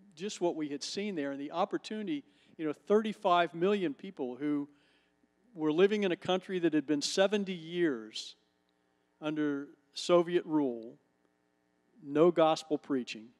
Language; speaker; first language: English; native; English